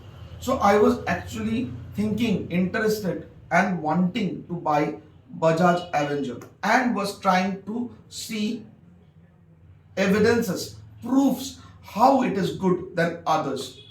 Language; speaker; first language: English; non-native, local second language; Bangla